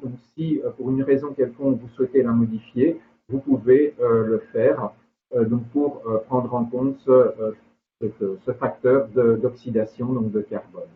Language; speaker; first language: French; native; French